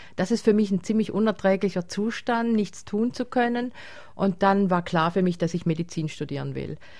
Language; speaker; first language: German; native; German